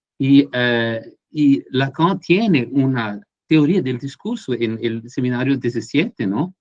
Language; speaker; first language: Spanish; non-native, fluent; Portuguese